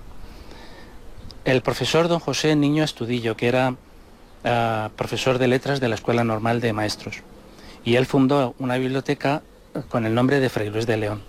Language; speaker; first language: Spanish; native; Spanish